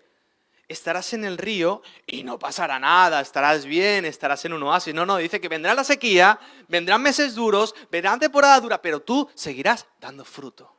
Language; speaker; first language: Spanish; native; Spanish